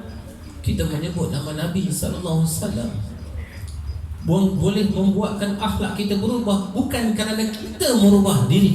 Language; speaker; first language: Malay; native; Malay